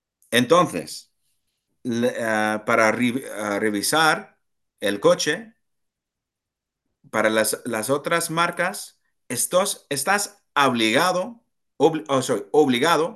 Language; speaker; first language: Spanish; non-native, learner; English